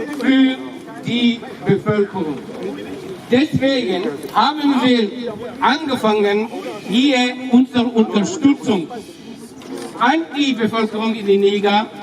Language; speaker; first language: German; non-native, fluent; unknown